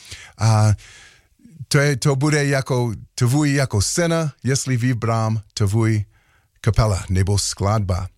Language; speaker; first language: Czech; non-native, learner; English